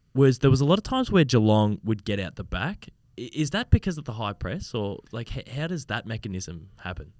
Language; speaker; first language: English; native; English